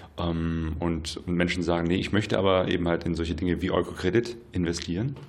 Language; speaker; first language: German; native; German